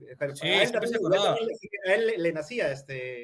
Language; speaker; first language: Spanish; native; Spanish